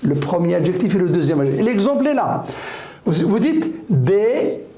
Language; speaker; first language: French; non-native, local second language; Arabic